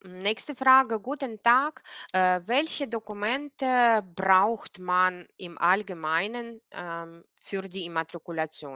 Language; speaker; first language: German; non-native, fluent; Ukrainian